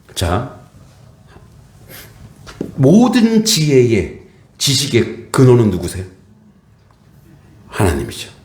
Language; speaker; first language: Korean; native; Korean